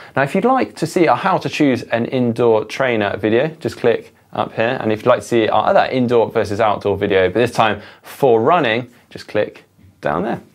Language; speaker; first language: English; native; English